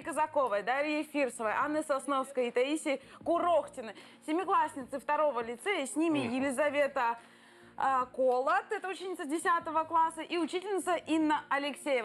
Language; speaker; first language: Russian; native; Russian